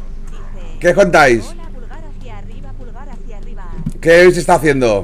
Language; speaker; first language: Spanish; native; Spanish